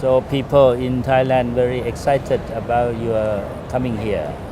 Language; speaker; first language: English; non-native, fluent; Thai